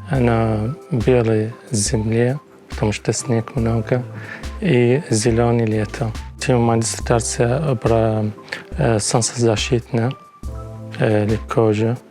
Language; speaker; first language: Russian; non-native, learner; Arabic